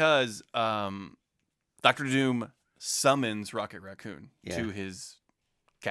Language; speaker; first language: English; native; English